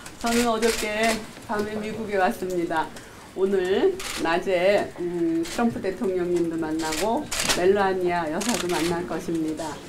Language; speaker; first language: Korean; native; Korean